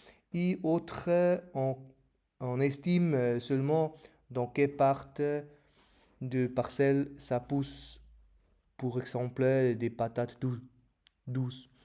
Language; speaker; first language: French; non-native, learner; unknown